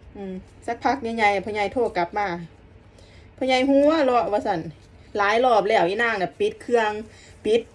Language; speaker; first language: Thai; non-native, local second language; Northeastern Thai